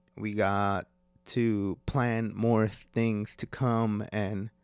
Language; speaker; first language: English; non-native, fluent; Spanish